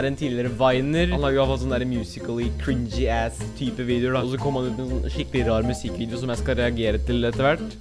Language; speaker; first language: Norwegian; native; Norwegian